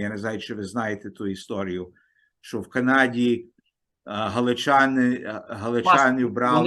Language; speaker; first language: Ukrainian; early bilingual, heritage; Ukrainian